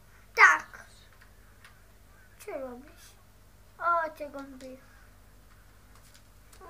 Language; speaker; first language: Polish; early bilingual, heritage; Dutch